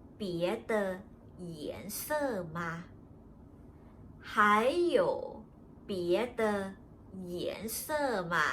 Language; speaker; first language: Chinese; non-native, fluent; Thai